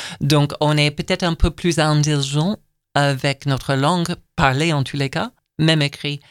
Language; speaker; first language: French; non-native, fluent; English